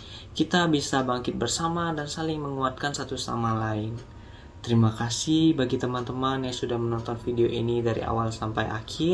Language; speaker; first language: Indonesian; native; Indonesian